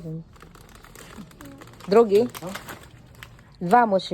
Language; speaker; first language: Polish; non-native, learner; Cebuano